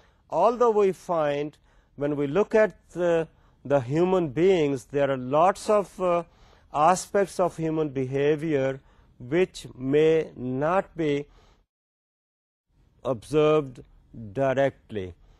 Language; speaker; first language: English; non-native, local second language; Urdu